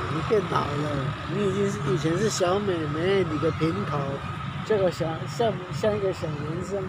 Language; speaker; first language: Chinese; native; Chinese